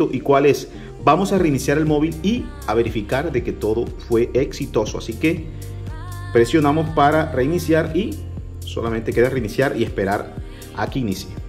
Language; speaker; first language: Spanish; native; Spanish